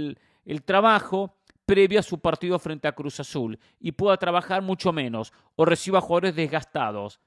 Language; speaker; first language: Spanish; native; Spanish